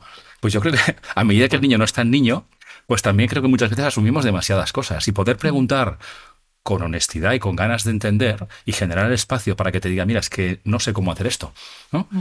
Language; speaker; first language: Spanish; native; Spanish